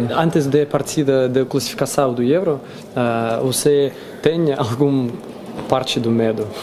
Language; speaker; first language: Portuguese; non-native, learner; Russian